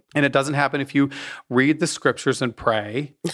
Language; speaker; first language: English; native; English